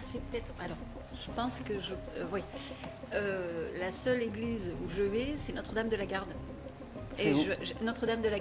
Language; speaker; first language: French; native; French